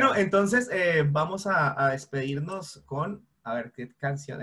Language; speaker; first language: Spanish; native; Spanish